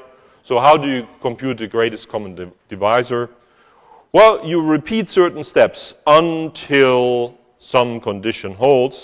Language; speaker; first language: English; non-native, fluent; German